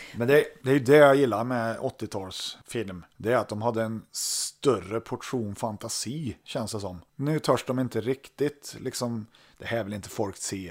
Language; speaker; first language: Swedish; native; Swedish